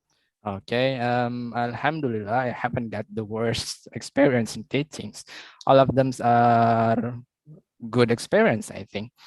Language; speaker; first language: English; non-native, learner; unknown